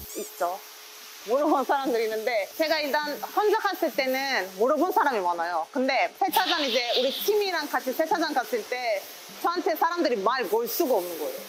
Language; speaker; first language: Korean; non-native, fluent; Turkish